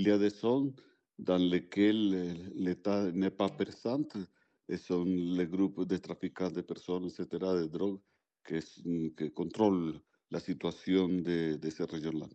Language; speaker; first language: French; non-native, fluent; Spanish